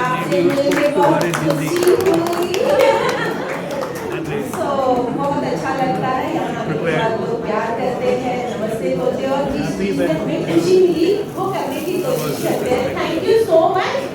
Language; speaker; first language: Hindi; non-native, local second language; Marathi